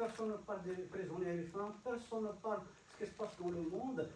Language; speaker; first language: French; non-native, fluent; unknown